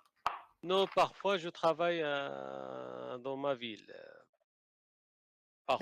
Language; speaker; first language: French; non-native, learner; Arabic